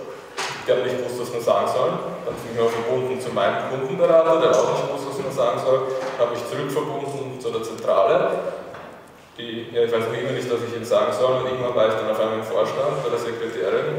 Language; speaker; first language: German; native; German